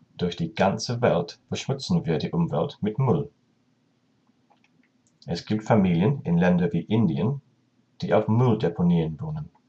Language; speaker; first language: German; non-native, learner; English